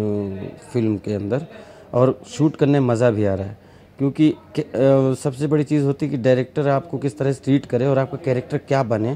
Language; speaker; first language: Hindi; native; Hindi